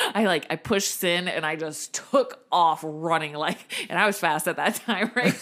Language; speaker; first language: English; native; English